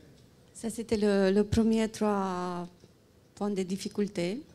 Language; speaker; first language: French; non-native, fluent; Romanian